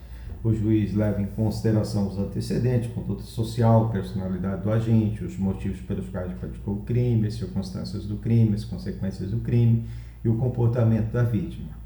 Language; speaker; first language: Portuguese; native; Portuguese